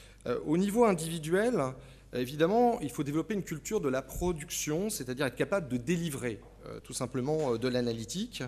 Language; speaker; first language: French; native; French